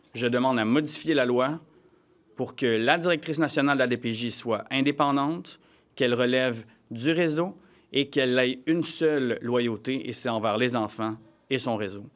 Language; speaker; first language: French; native; French